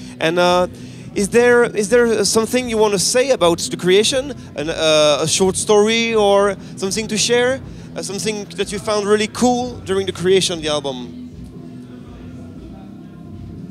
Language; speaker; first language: English; non-native, learner; French